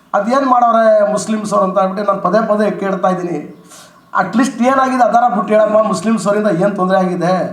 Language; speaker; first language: Kannada; non-native, local second language; Urdu